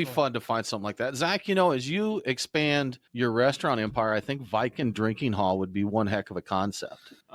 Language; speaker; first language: English; native; English